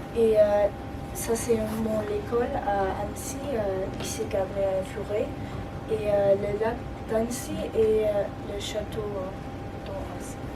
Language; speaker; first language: French; non-native, learner; German